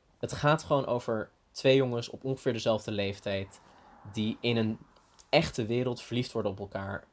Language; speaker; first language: Dutch; early bilingual, heritage; Dutch